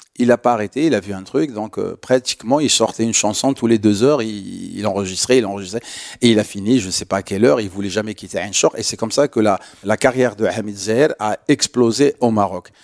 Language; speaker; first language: French; non-native, local second language; Arabic